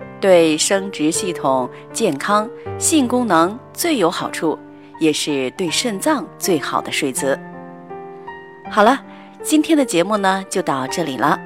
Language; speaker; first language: Chinese; native; Chinese